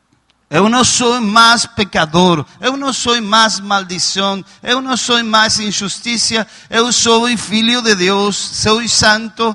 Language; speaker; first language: Portuguese; non-native, learner; Spanish